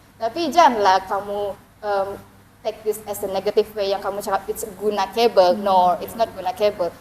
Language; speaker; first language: Malay; native; Malay